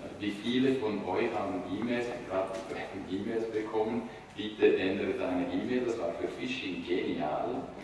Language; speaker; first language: German; non-native, fluent; Italian